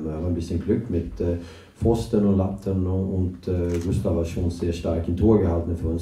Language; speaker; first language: German; non-native, fluent; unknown